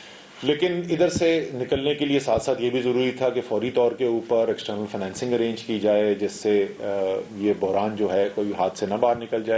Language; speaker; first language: Urdu; native; Urdu